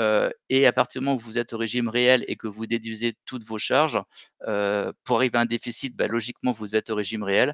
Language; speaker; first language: French; native; French